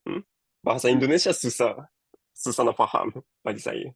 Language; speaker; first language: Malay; non-native, learner; Japanese